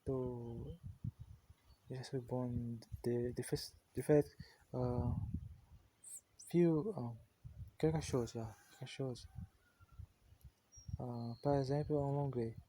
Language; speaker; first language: French; non-native, learner; Portuguese